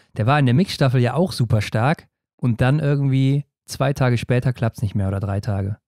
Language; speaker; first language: German; native; German